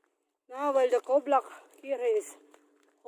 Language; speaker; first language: German; non-native, learner; Filipino